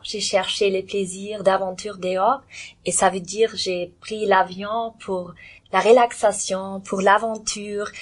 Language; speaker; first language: French; non-native, learner; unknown